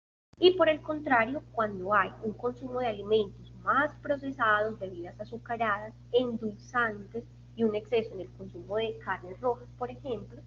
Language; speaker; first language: Spanish; native; Spanish